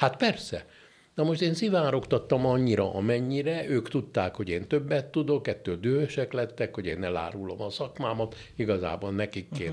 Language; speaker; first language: Hungarian; native; Hungarian